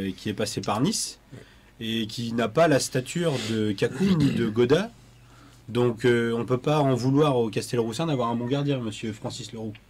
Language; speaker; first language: French; native; French